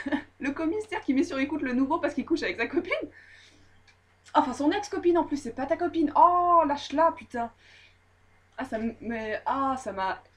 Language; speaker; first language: French; native; French